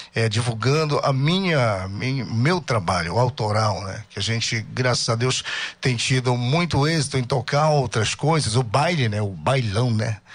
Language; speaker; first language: Portuguese; native; Portuguese